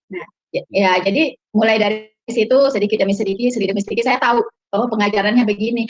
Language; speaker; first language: Indonesian; native; Indonesian